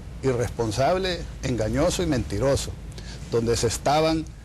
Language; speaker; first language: Spanish; native; Spanish